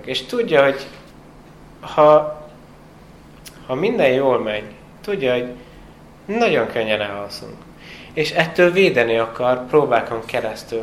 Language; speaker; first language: Hungarian; non-native, fluent; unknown